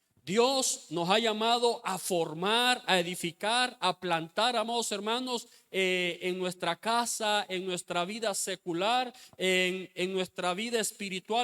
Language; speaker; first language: Spanish; native; Spanish